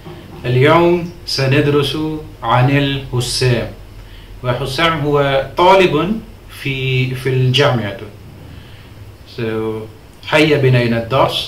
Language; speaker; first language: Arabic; non-native, fluent; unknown